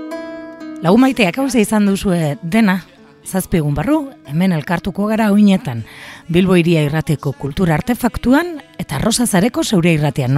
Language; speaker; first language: Basque; native; Basque